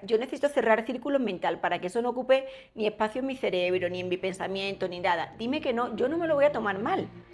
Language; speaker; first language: Spanish; native; Spanish